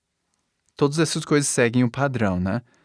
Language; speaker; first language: Portuguese; non-native, fluent; English